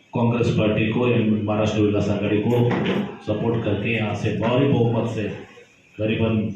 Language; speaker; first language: Hindi; non-native, local second language; Kannada